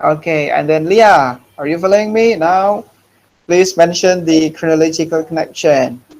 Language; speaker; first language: English; non-native, fluent; Indonesian